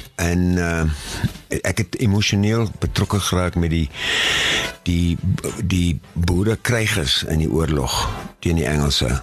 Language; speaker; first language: Afrikaans; non-native, local second language; English